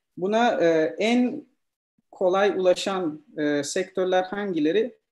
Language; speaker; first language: Turkish; native; Turkish